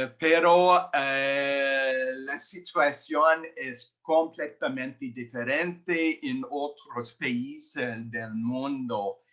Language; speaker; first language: Spanish; non-native, learner; English